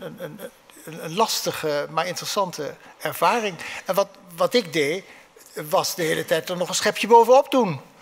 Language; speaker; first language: Dutch; native; Dutch